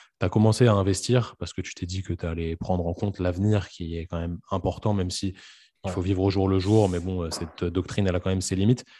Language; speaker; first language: French; native; French